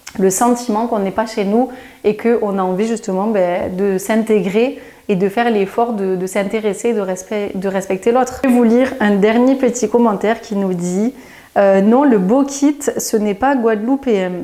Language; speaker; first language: French; native; French